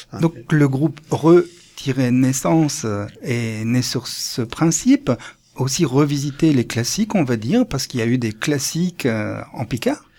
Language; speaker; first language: French; native; French